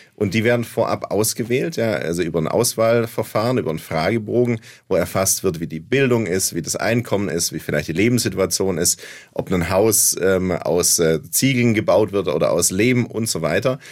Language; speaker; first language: German; native; German